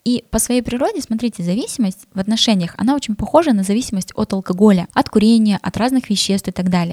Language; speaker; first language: Russian; native; Russian